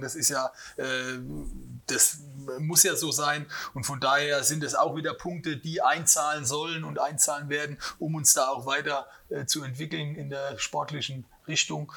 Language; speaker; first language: German; native; German